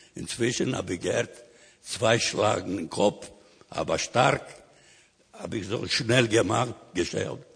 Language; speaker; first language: German; non-native, learner; Ladino